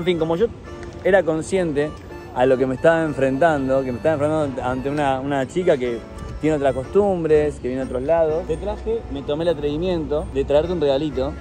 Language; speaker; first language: Spanish; native; Spanish